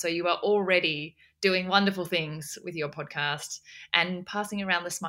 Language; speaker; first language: English; native; English